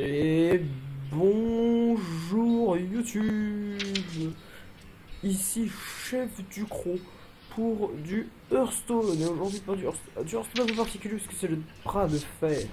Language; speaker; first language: French; native; French